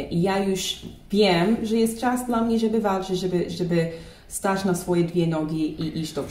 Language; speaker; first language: Polish; non-native, learner; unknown